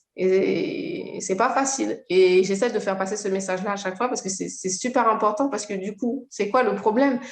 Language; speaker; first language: French; native; French